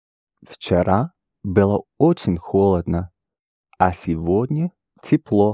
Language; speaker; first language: Russian; non-native, learner; English